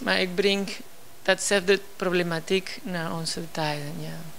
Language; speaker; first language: Dutch; non-native, fluent; Spanish